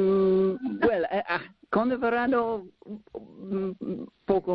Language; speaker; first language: Spanish; non-native, learner; English